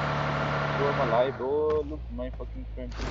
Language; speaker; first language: English; non-native, learner; Nepali